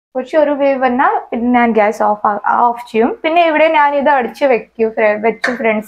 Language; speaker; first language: Malayalam; non-native, learner; Hindi